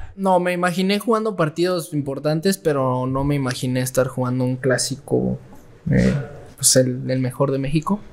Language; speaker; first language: Spanish; native; Spanish